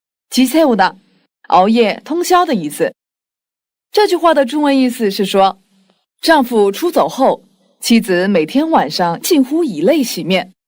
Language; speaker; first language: Chinese; non-native, fluent; Korean